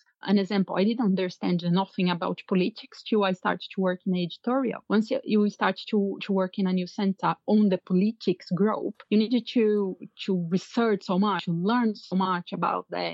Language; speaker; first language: English; non-native, fluent; Portuguese